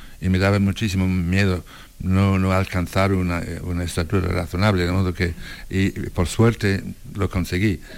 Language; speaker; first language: Spanish; non-native, fluent; English